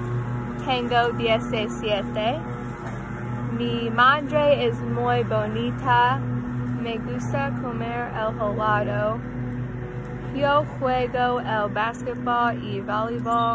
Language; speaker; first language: Spanish; non-native, learner; English